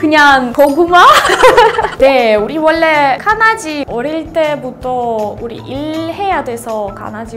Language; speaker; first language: Korean; non-native, fluent; Russian